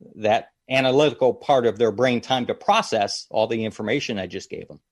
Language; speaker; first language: English; native; English